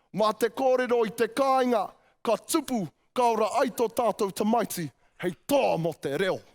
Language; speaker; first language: Māori; native; Māori